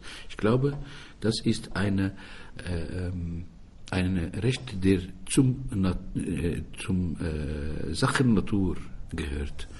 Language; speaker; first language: German; non-native, fluent; Arabic